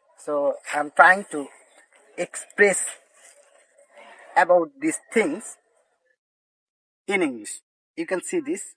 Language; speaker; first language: English; non-native, learner; Bangla